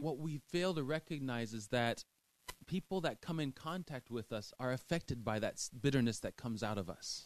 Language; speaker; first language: English; native; English